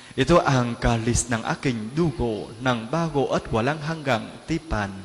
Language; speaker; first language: Filipino; non-native, learner; Vietnamese